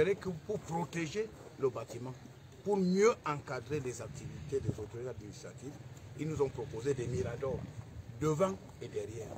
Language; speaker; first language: French; non-native, local second language; English